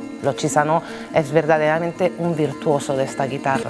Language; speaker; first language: Spanish; non-native, fluent; Italian